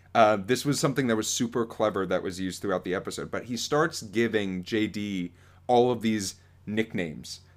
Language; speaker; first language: English; native; English